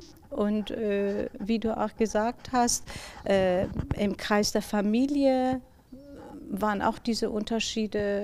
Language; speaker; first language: German; non-native, fluent; Persian